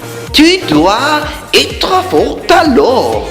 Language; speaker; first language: French; non-native, learner; Spanish